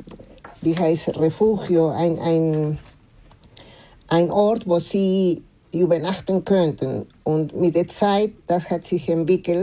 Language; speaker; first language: German; non-native, fluent; Spanish